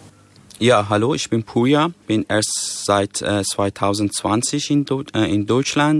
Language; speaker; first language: German; non-native, fluent; Persian